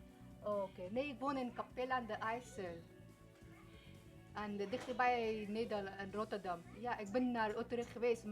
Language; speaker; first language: Dutch; early bilingual, other home language; Persian